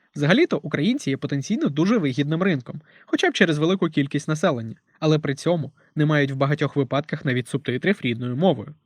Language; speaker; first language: Ukrainian; non-native, local second language; Russian